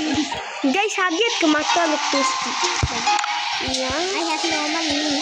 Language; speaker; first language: English; non-native, learner; Bangla